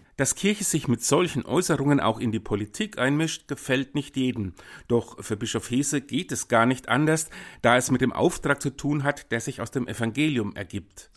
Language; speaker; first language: German; native; German